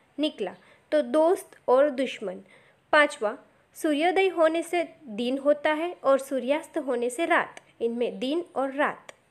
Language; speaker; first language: Hindi; non-native, local second language; Gujarati